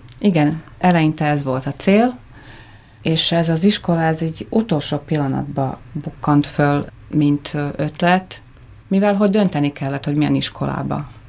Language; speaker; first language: Hungarian; native; Hungarian